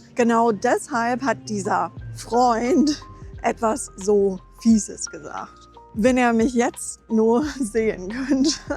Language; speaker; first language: German; non-native, fluent; English